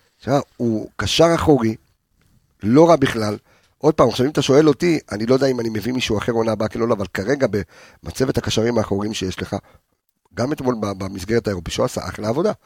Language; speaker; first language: Hebrew; native; Hebrew